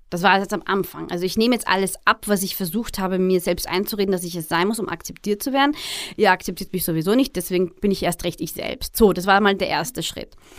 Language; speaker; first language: German; early bilingual, other home language; Arabic